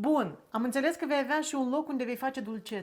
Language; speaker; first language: Romanian; native; Romanian